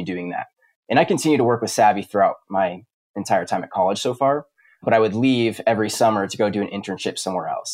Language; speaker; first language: English; native; English